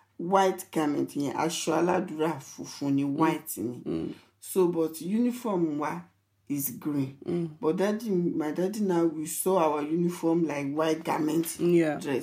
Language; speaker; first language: English; non-native, local second language; Yoruba